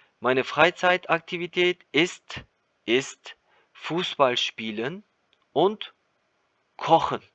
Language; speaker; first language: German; non-native, fluent; Turkish